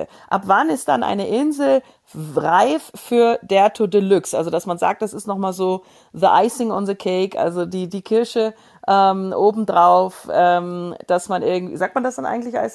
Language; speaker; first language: German; native; German